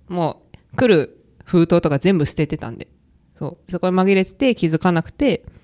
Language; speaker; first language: Japanese; native; Japanese